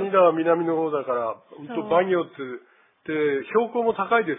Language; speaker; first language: Japanese; native; Japanese